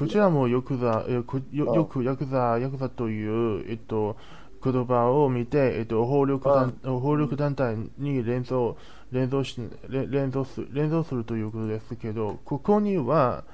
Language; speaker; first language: Japanese; non-native, learner; Chinese